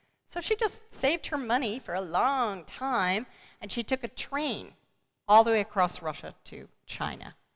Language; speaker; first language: English; native; English